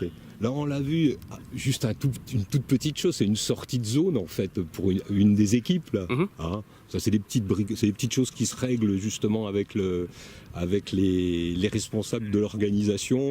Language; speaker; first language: French; native; French